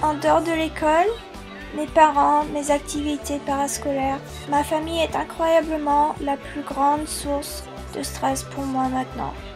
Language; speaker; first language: French; non-native, fluent; English